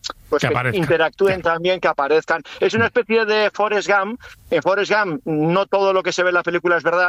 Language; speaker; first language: Spanish; native; Spanish